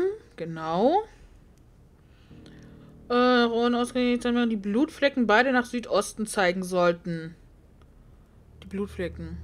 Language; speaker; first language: German; native; German